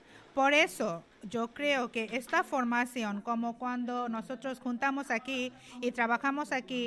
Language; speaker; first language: Spanish; non-native, learner; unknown